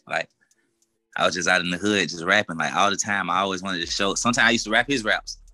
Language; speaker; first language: English; native; English